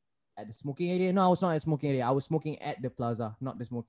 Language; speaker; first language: English; non-native, local second language; Malay